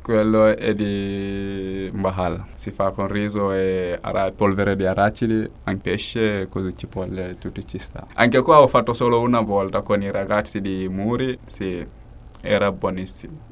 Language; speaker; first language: Italian; non-native, learner; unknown